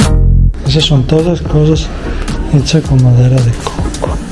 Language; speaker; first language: Spanish; non-native, fluent; Italian